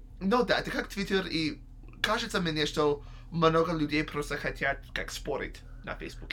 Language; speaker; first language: Russian; non-native, learner; English